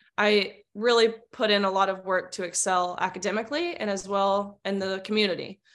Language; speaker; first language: English; native; English